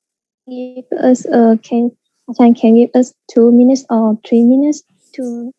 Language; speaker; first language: English; non-native, learner; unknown